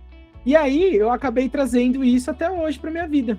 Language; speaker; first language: Portuguese; native; Portuguese